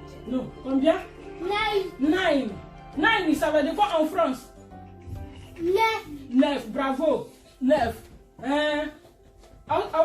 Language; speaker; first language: French; non-native, learner; Igbo